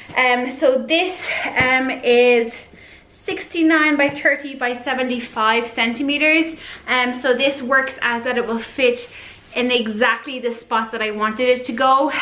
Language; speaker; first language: English; native; English